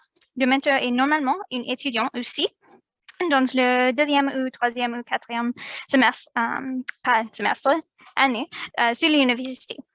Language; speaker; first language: French; non-native, learner; English